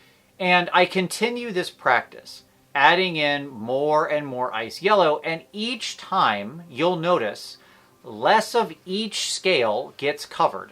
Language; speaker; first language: English; native; English